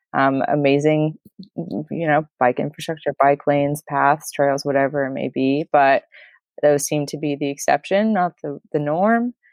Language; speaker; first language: English; native; English